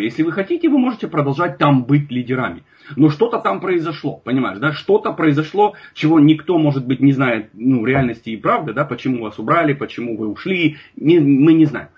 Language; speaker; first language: Russian; native; Russian